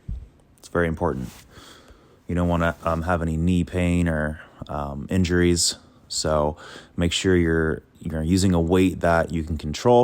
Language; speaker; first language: English; native; English